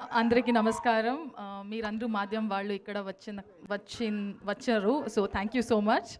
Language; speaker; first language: Telugu; non-native, learner; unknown